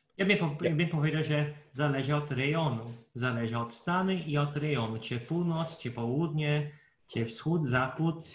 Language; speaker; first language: Polish; non-native, fluent; Portuguese